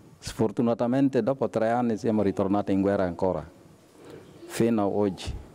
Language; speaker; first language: Italian; non-native, fluent; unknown